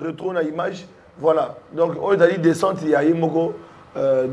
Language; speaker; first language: French; non-native, local second language; Lingala